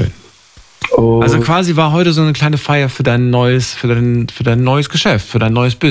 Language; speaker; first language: German; native; German